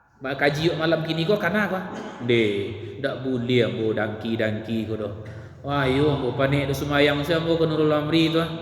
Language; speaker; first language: Malay; non-native, local second language; Minangkabau